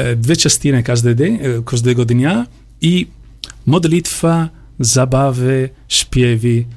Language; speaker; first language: Ukrainian; non-native, learner; Italian